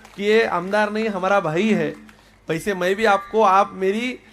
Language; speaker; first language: Hindi; non-native, local second language; Marathi